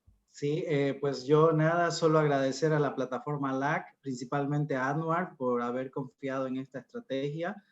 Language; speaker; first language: Spanish; native; Spanish